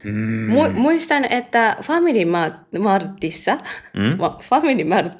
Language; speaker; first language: Finnish; non-native, learner; Japanese